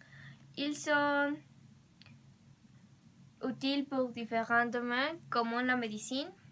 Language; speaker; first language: French; non-native, learner; Spanish